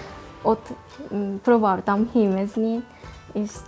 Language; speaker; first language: Hungarian; non-native, learner; Japanese